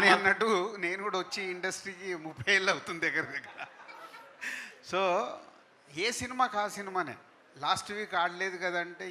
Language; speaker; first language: Telugu; native; Telugu